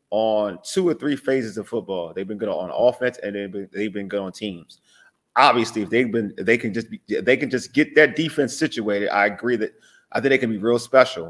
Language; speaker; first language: English; native; English